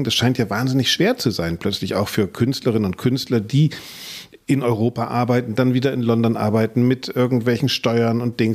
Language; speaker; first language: German; native; German